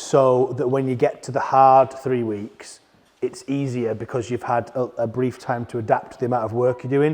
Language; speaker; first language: English; native; English